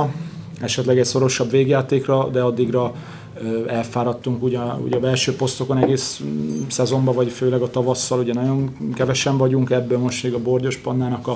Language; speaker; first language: Hungarian; native; Hungarian